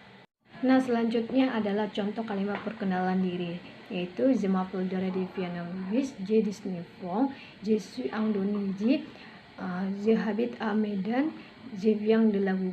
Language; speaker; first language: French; non-native, learner; Indonesian